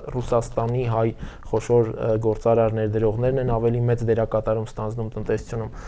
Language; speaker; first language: Armenian; native; Armenian